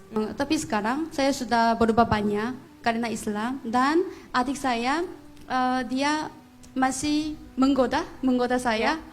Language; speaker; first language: Indonesian; non-native, fluent; Korean